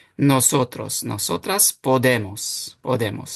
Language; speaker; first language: Spanish; non-native, fluent; Ukrainian